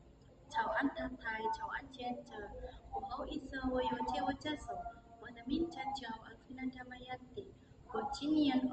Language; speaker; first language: Chinese; non-native, learner; Indonesian